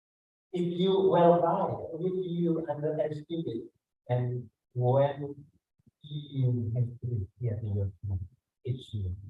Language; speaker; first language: English; non-native, learner; Indonesian